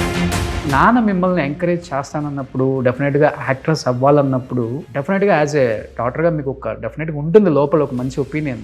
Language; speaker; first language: Telugu; native; Telugu